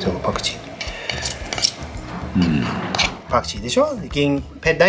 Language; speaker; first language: Thai; non-native, fluent; Japanese